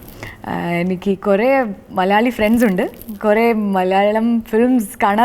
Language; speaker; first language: Malayalam; non-native, learner; Kannada